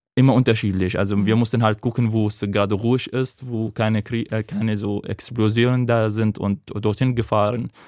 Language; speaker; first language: German; non-native, fluent; Arabic